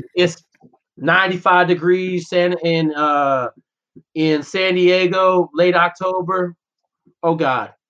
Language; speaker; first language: English; native; English